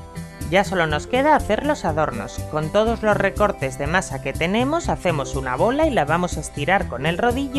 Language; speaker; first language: Spanish; native; Spanish